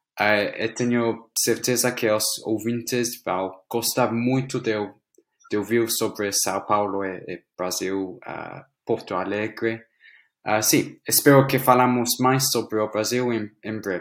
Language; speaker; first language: Portuguese; non-native, fluent; English